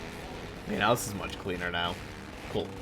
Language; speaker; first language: English; native; English